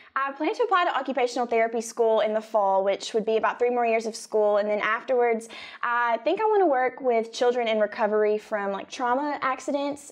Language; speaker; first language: English; native; English